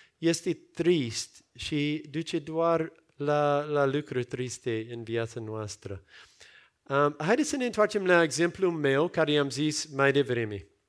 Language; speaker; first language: Romanian; non-native, fluent; English